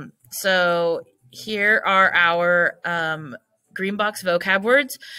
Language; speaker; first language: English; native; English